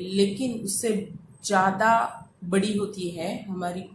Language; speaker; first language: Hindi; non-native, local second language; Marathi